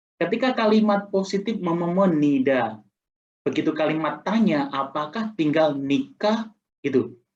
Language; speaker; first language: Indonesian; native; Indonesian